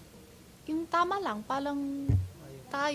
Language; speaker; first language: Filipino; non-native, learner; Chinese